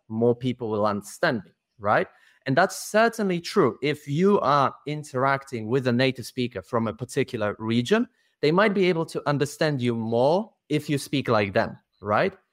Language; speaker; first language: English; non-native, fluent; Polish